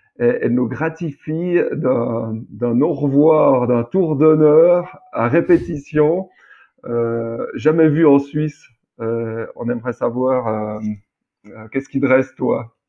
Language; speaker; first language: French; native; French